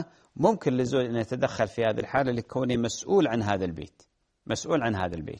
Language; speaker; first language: Arabic; native; Arabic